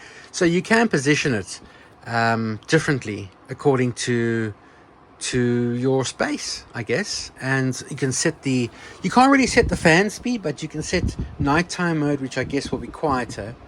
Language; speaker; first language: English; native; English